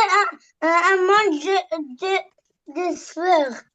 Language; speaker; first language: French; non-native, learner; Arabic